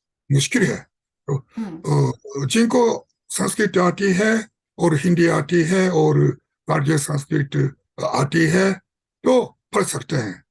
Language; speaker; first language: Hindi; non-native, fluent; Japanese